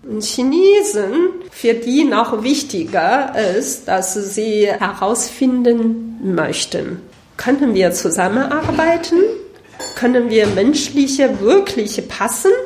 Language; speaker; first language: German; non-native, fluent; Chinese